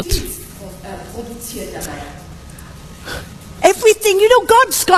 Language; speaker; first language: English; native; English